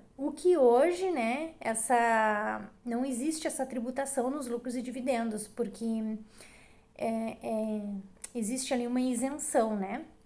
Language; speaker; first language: Portuguese; native; Portuguese